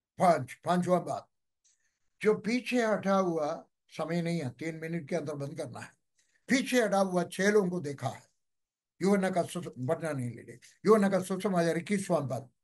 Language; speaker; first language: Hindi; non-native, local second language; Malayalam